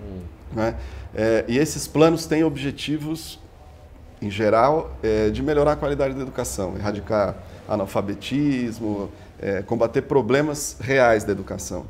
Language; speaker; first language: Portuguese; native; Portuguese